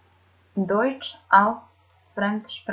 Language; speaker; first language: German; non-native, fluent; Serbian